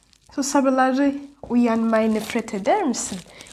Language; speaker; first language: Turkish; non-native, fluent; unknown